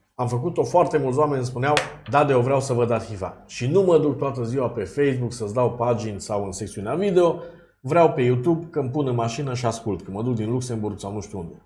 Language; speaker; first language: Romanian; native; Romanian